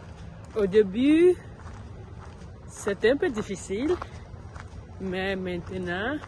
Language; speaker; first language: French; non-native, learner; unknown